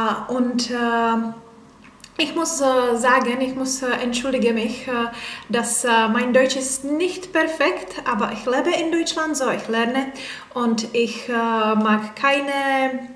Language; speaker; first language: German; non-native, learner; Czech